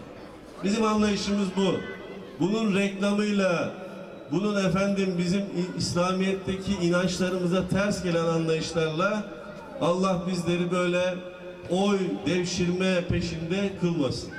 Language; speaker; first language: Turkish; native; Turkish